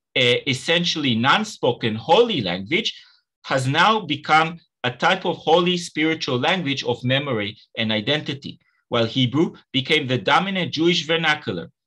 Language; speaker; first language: English; non-native, fluent; Hebrew